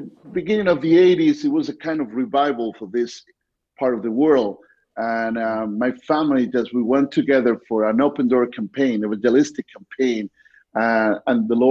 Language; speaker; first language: English; non-native, fluent; Spanish